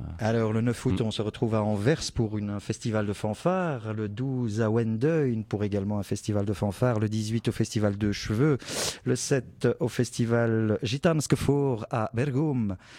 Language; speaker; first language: French; native; French